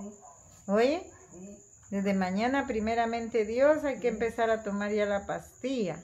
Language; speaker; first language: Spanish; native; Spanish